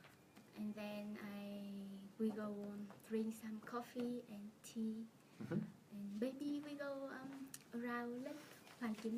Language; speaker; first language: English; non-native, learner; Vietnamese